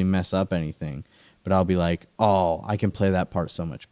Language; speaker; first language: English; native; English